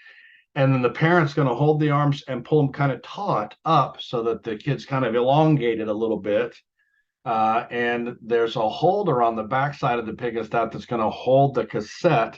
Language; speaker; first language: English; native; English